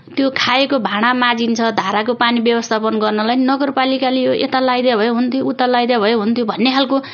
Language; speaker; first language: Nepali; native; Nepali